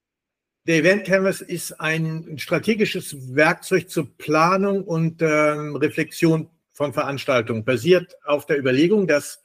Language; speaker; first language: German; native; German